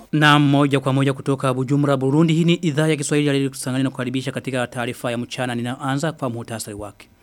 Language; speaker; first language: Swahili; non-native, local second language; Rundi